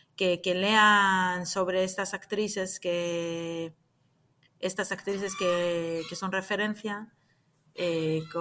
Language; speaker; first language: Spanish; non-native, fluent; Hebrew